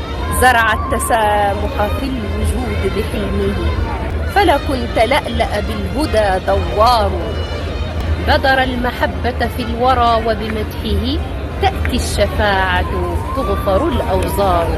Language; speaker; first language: Arabic; native; Arabic